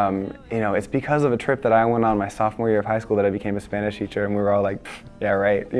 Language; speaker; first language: English; native; English